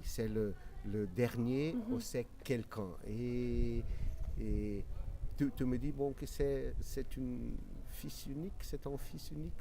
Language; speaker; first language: French; non-native, learner; Portuguese